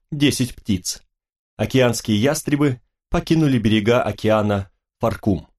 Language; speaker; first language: Russian; native; Russian